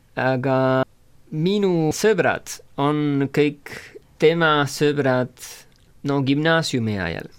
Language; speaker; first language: Estonian; non-native, fluent; Spanish